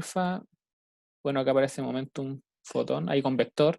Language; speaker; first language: Spanish; native; Spanish